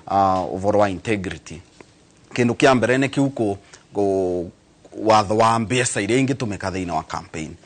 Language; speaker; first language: Kikuyu; non-native, local second language; Embu